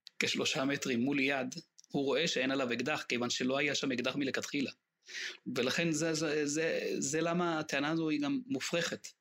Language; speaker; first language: Hebrew; non-native, local second language; Arabic